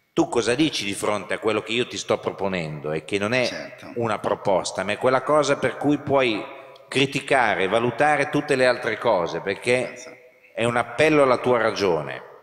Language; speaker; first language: Italian; native; Italian